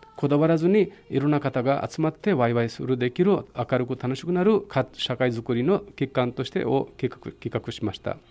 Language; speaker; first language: Japanese; non-native, fluent; Hindi